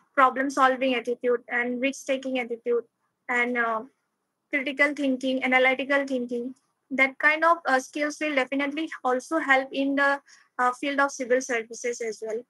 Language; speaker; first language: English; non-native, local second language; Assamese